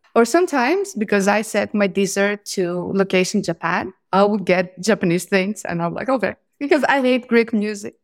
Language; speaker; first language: English; non-native, fluent; Greek